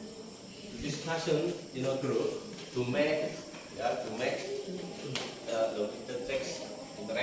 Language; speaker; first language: English; non-native, fluent; Indonesian